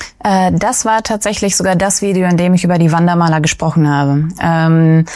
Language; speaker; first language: German; early bilingual, other home language; Russian